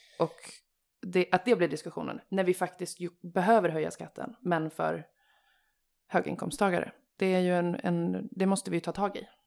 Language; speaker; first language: Swedish; native; Swedish